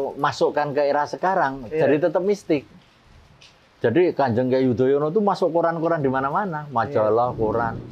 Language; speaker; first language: Indonesian; native; Indonesian